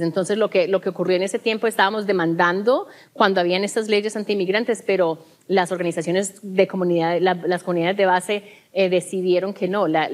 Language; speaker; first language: Spanish; early bilingual, heritage; Spanish